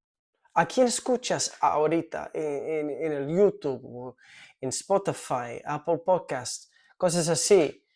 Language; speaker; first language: Spanish; non-native, fluent; English